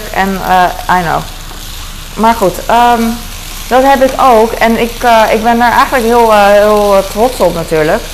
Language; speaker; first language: Dutch; early bilingual, other home language; Cantonese